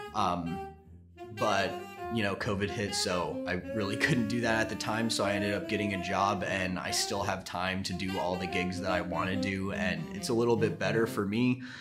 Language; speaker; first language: English; native; English